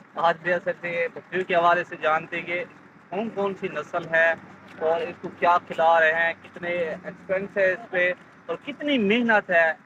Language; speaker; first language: Urdu; non-native, local second language; Saraiki